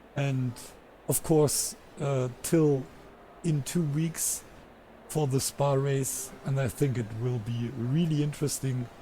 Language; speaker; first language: English; non-native, fluent; German